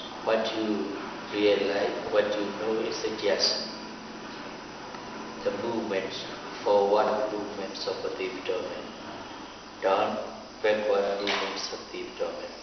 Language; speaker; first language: English; non-native, fluent; Burmese